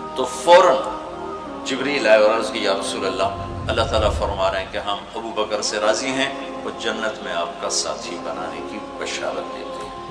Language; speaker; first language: Urdu; non-native, local second language; Punjabi